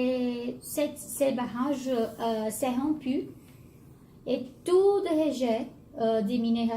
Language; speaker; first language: French; non-native, learner; Portuguese